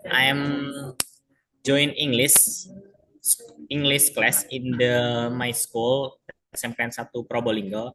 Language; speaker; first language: English; non-native, learner; Indonesian